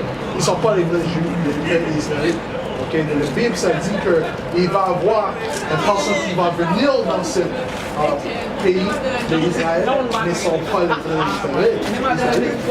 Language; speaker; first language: French; non-native, learner; English